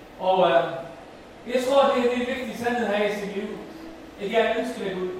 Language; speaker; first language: Danish; non-native, local second language; Faroese